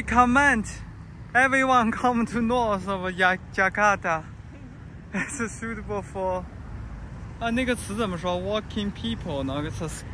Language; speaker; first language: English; non-native, learner; Chinese